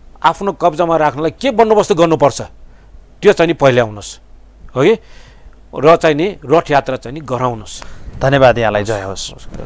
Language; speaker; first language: Nepali; non-native, local second language; Newari